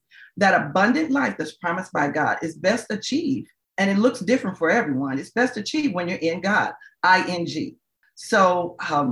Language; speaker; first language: English; native; English